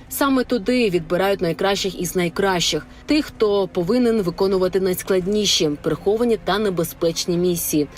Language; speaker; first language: Ukrainian; native; Ukrainian